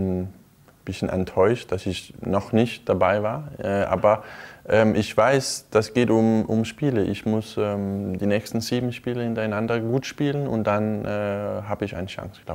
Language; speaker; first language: German; non-native, fluent; Danish